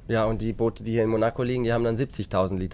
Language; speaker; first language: German; native; German